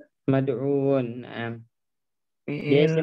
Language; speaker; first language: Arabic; non-native, fluent; Indonesian